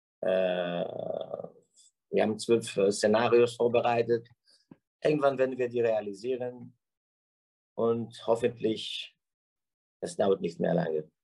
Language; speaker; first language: German; non-native, fluent; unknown